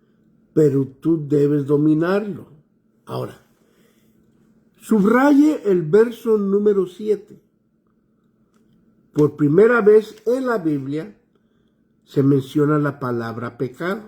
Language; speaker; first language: Spanish; native; Spanish